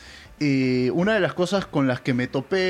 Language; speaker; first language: Spanish; native; Spanish